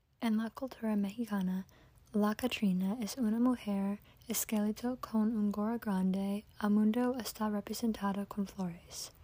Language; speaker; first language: Spanish; non-native, learner; English